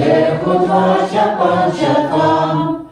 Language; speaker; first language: Russian; native; Russian